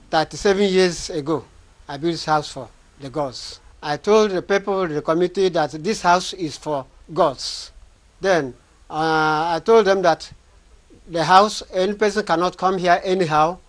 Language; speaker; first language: English; non-native, local second language; Igbo